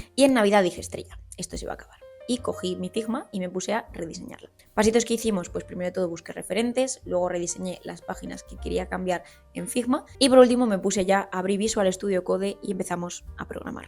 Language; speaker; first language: Spanish; native; Spanish